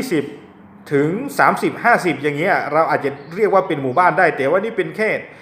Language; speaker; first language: Thai; non-native, local second language; S'gaw Karen